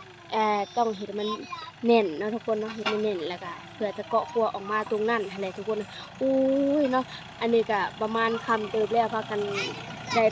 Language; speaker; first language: Thai; non-native, local second language; Lao